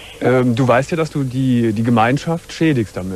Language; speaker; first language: German; native; German